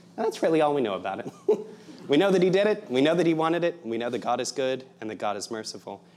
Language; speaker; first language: English; native; English